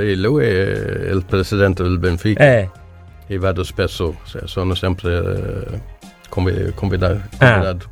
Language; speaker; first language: Italian; non-native, learner; Swedish